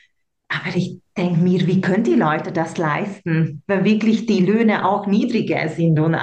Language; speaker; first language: German; non-native, local second language; Hungarian